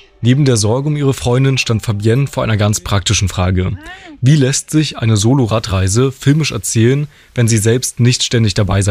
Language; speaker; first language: German; native; German